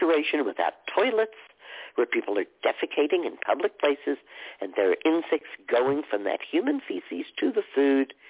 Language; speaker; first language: English; native; English